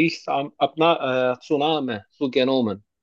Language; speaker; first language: German; non-native, learner; Turkish